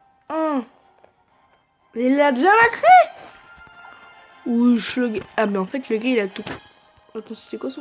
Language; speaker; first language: French; native; French